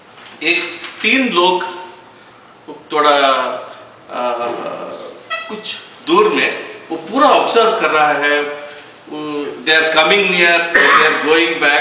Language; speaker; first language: Hindi; non-native, local second language; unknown